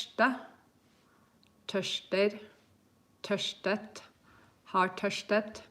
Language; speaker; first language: Norwegian; non-native, fluent; English